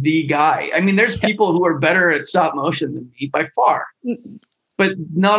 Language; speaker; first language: English; native; English